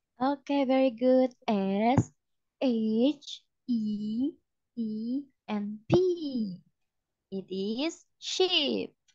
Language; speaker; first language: English; non-native, fluent; Indonesian